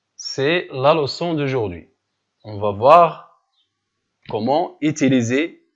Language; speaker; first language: French; non-native, local second language; Arabic